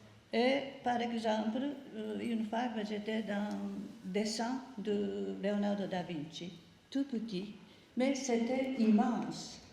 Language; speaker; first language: French; non-native, learner; Japanese